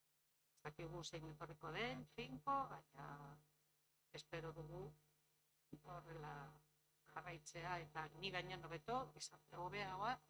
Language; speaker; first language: Basque; non-native, local second language; Spanish